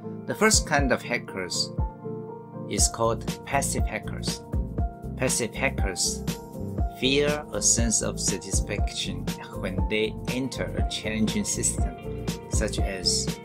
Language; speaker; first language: English; non-native, fluent; Chinese